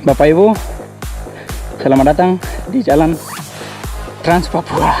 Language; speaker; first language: Indonesian; non-native, learner; English